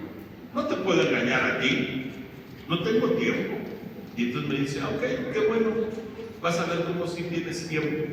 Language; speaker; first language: Spanish; native; Spanish